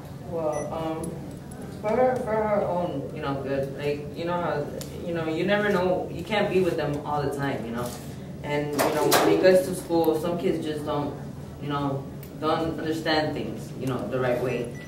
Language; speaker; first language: English; early bilingual, other home language; Spanish